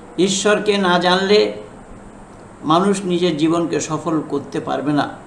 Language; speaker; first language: Bangla; non-native, fluent; Hindi